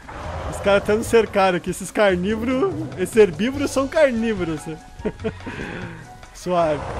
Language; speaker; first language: Portuguese; native; Portuguese